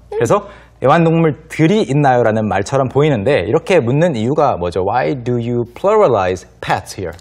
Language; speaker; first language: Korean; native; Korean